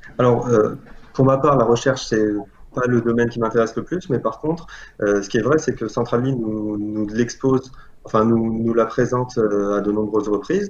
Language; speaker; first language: French; non-native, local second language; Arabic